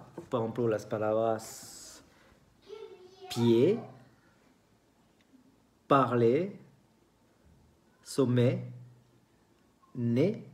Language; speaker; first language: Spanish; non-native, fluent; French